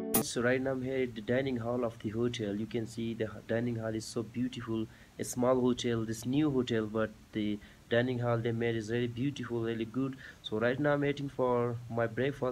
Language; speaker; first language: English; non-native, local second language; Urdu